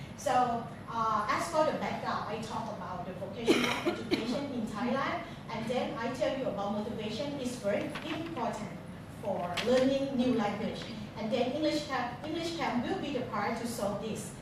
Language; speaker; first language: English; non-native, fluent; Thai